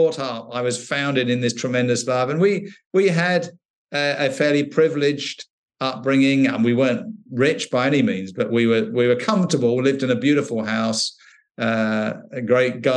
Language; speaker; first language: English; native; English